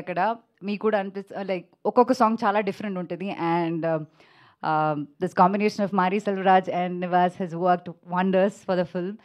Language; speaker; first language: Telugu; non-native, fluent; Malayalam